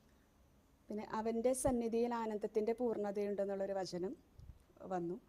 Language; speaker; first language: Malayalam; native; Malayalam